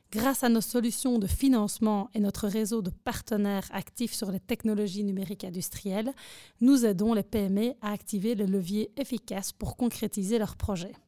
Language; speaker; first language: French; native; French